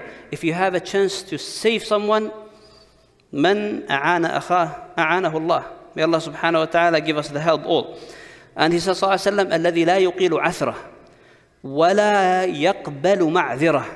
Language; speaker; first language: English; non-native, fluent; Arabic